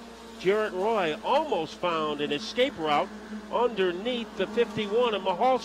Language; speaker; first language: English; native; English